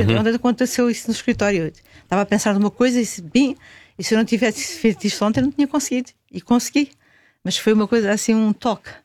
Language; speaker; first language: Portuguese; native; Portuguese